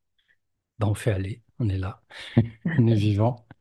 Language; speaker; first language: French; native; French